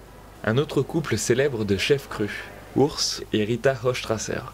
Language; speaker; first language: French; native; French